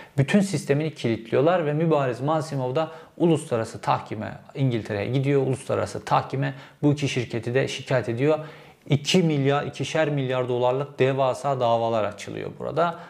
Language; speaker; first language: Turkish; native; Turkish